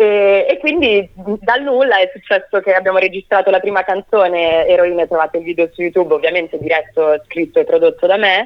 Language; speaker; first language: Italian; native; Italian